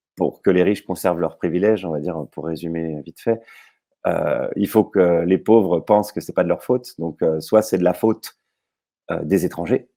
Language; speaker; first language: French; native; French